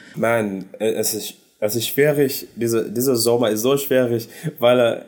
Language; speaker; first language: German; non-native, fluent; English